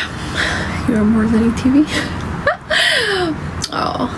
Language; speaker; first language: English; non-native, fluent; Amharic